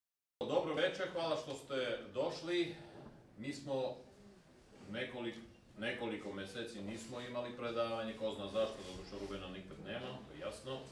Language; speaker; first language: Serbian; non-native, fluent; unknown